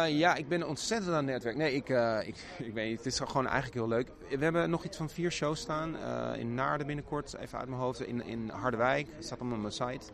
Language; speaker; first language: Dutch; native; Dutch